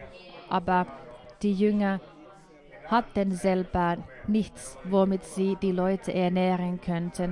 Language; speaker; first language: German; non-native, fluent; Finnish